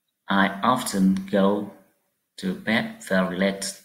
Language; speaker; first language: English; non-native, fluent; Vietnamese